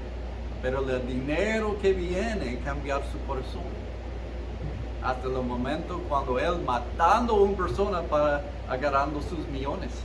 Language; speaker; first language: Spanish; early bilingual, heritage; Spanish